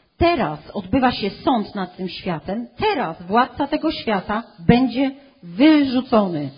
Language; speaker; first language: Polish; native; Polish